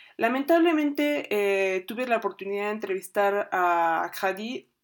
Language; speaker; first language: Spanish; native; Spanish